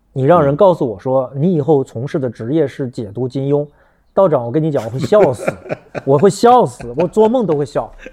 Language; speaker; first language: Chinese; native; Chinese